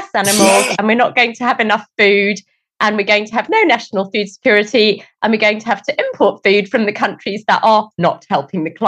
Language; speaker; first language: English; native; English